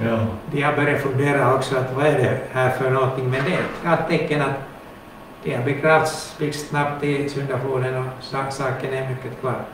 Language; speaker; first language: Swedish; non-native, local second language; Finnish